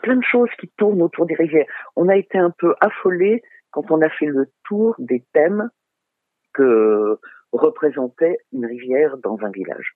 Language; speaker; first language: French; native; French